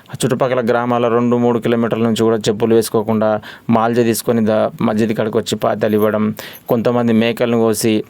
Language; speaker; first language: Telugu; native; Telugu